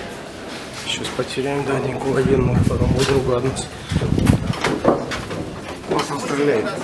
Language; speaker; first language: Russian; non-native, local second language; Tajik